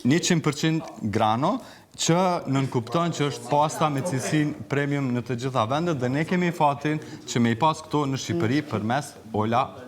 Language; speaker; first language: Albanian; native; Albanian